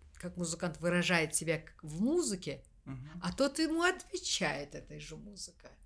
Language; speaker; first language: Russian; non-native, local second language; Kazakh